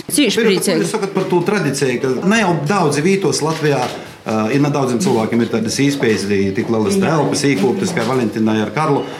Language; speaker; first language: Latvian; native; Latvian